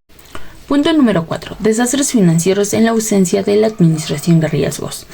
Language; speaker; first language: Spanish; native; Spanish